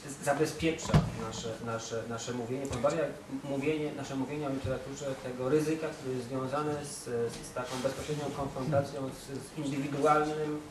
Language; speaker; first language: Polish; native; Polish